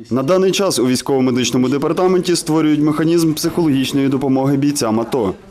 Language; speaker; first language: Ukrainian; native; Ukrainian